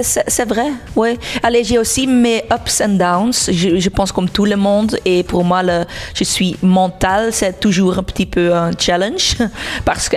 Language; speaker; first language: French; non-native, local second language; Dutch